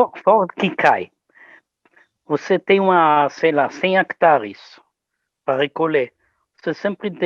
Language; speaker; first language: Portuguese; non-native, learner; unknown